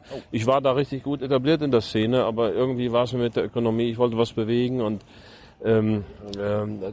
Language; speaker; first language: German; native; German